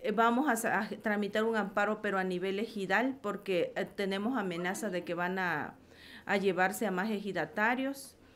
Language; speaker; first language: Spanish; native; Spanish